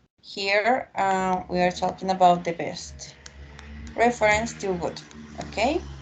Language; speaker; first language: English; non-native, learner; Spanish